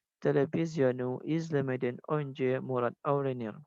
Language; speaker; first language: Turkish; non-native, learner; Indonesian